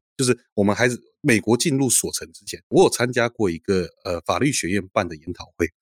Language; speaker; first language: Chinese; native; Chinese